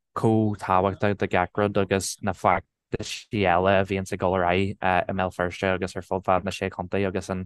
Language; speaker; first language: Irish; non-native, local second language; English